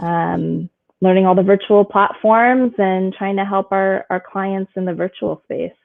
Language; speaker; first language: English; native; English